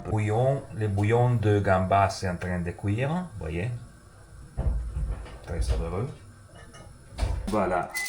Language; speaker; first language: French; non-native, fluent; Italian